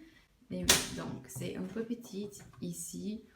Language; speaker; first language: French; non-native, learner; English